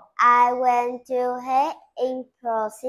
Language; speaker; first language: English; non-native, learner; Vietnamese